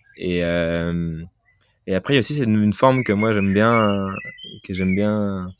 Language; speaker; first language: French; native; French